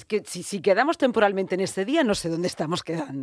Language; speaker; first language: Spanish; native; Spanish